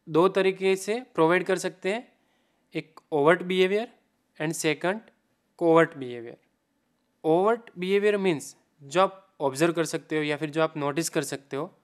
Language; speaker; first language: Hindi; non-native, local second language; Gujarati